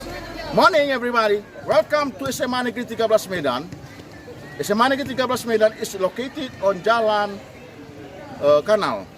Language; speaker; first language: English; non-native, learner; Indonesian